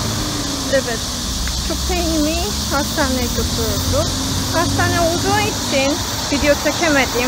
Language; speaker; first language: Turkish; non-native, fluent; Korean